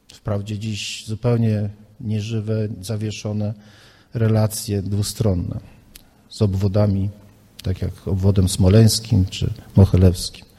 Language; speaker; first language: Polish; native; Polish